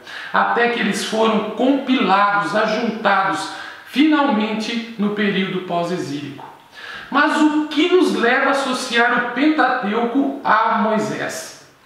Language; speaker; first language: Portuguese; native; Portuguese